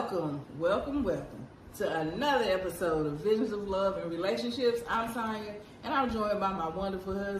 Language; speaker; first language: English; native; English